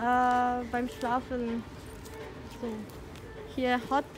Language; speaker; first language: German; non-native, learner; Korean